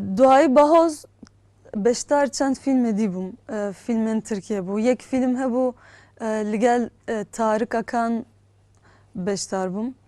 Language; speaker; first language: Kurdish; non-native, local second language; Turkish